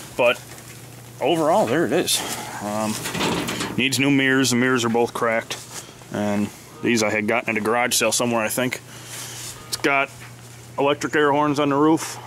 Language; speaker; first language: English; native; English